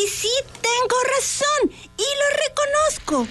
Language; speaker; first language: Spanish; native; Spanish